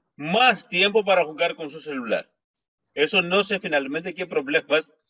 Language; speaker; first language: Spanish; non-native, fluent; Greek